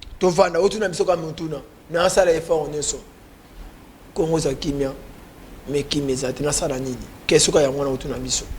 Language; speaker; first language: Lingala; non-native, local second language; Kongo